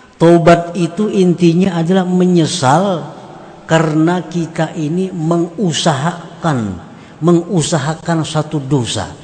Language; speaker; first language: Indonesian; non-native, local second language; Banjar